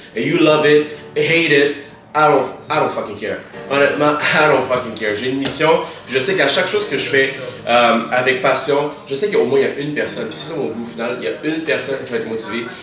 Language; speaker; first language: French; early bilingual, other home language; Haitian Creole